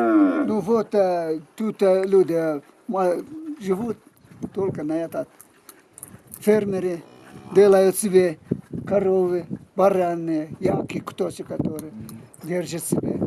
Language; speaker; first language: Russian; non-native, local second language; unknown